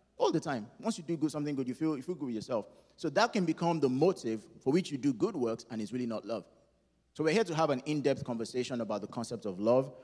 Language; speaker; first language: English; non-native, local second language; Yoruba